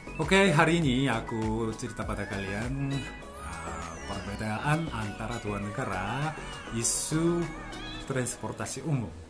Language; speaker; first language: Indonesian; non-native, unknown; Korean